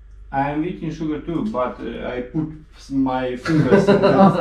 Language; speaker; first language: English; non-native, learner; Russian